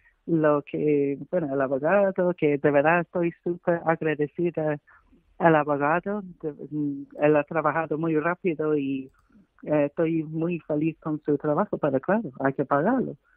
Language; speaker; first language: Spanish; non-native, fluent; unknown